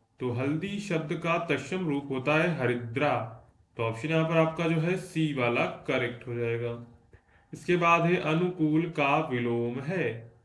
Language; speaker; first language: Hindi; native; Hindi